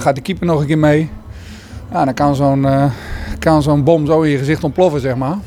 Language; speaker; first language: Dutch; native; Dutch